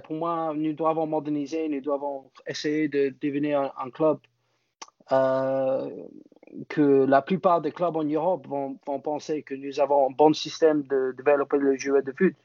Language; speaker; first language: French; non-native, fluent; English